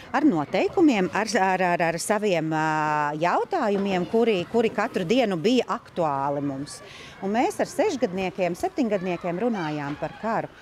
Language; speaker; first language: Latvian; native; Latvian